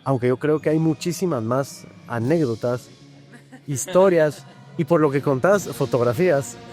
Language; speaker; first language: Spanish; native; Spanish